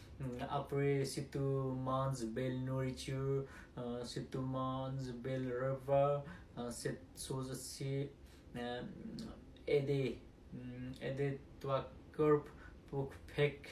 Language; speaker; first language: French; non-native, learner; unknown